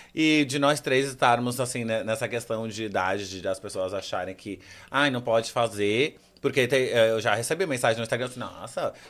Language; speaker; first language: Portuguese; native; Portuguese